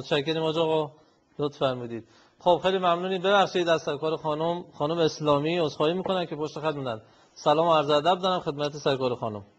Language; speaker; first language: Persian; native; Persian